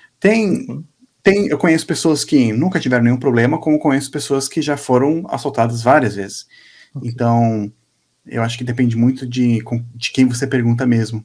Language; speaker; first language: Portuguese; native; Portuguese